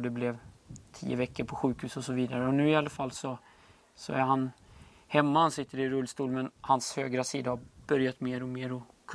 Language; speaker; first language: Swedish; native; Swedish